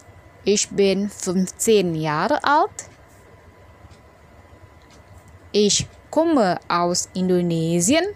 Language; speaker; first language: German; non-native, fluent; Indonesian